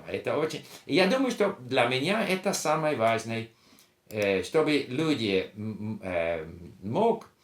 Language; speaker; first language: Russian; non-native, learner; English